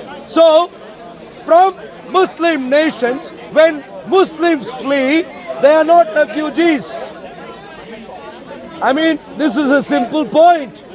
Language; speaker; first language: English; non-native, fluent; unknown